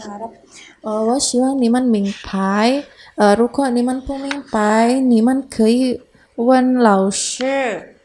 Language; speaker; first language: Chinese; non-native, fluent; Indonesian